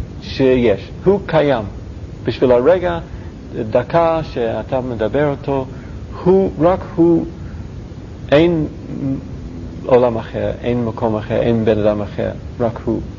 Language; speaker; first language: Hebrew; non-native, learner; English